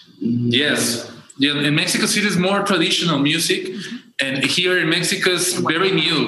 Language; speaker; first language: English; non-native, learner; Spanish